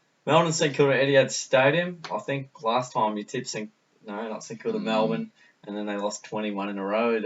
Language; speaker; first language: English; native; English